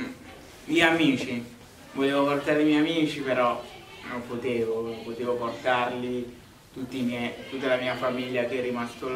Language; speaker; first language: Italian; early bilingual, other home language; Lingala